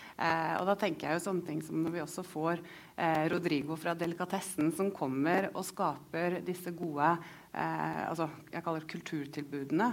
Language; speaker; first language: Norwegian; native; Norwegian